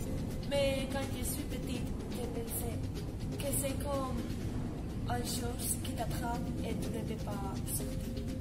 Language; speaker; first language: French; non-native, learner; Spanish